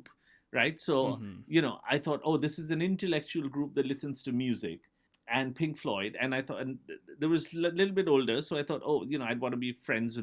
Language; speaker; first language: English; non-native, local second language; Bangla